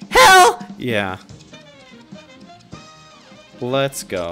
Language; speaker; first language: English; native; English